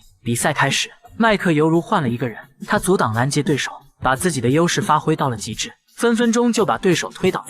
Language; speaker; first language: Chinese; native; Chinese